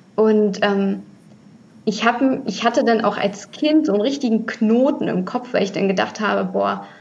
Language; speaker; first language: German; early bilingual, other home language; Russian